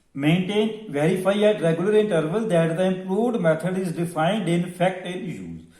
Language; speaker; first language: English; non-native, local second language; Punjabi